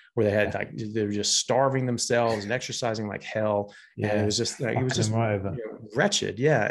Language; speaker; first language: English; native; English